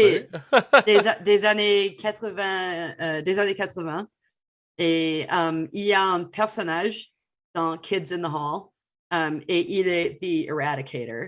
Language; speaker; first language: French; non-native, fluent; English